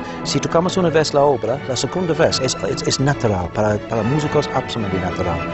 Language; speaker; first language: Spanish; non-native, fluent; English